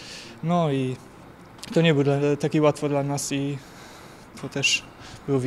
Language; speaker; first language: Polish; non-native, fluent; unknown